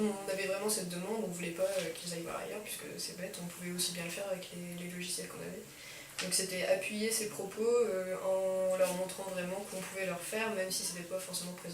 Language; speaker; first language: French; native; French